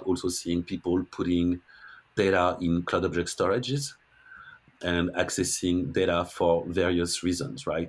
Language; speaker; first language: English; non-native, fluent; French